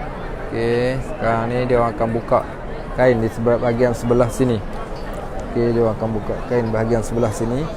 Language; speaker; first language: Malay; native; Malay